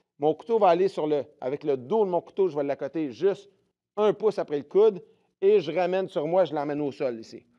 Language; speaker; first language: French; native; French